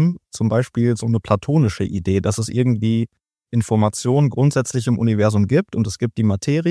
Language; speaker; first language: German; native; German